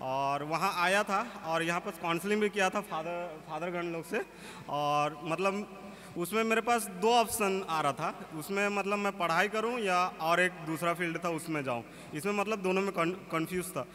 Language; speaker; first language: Hindi; native; Hindi